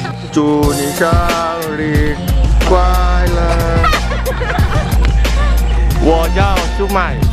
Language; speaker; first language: Chinese; non-native, learner; Indonesian